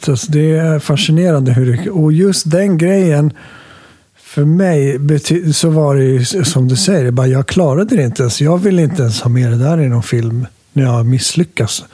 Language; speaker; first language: Swedish; early bilingual, other home language; Finnish